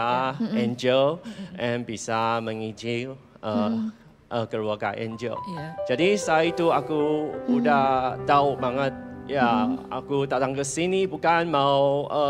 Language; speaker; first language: Indonesian; non-native, fluent; Chinese